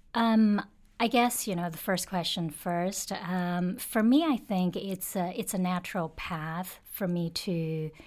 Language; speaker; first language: English; non-native, fluent; Chinese